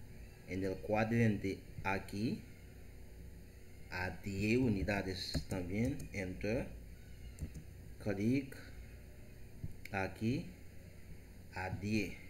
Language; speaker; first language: Spanish; non-native, learner; Haitian Creole